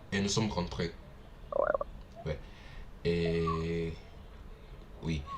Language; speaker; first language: French; non-native, learner; Portuguese